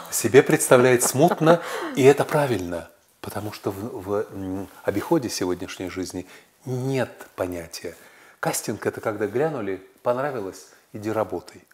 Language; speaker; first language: Russian; native; Russian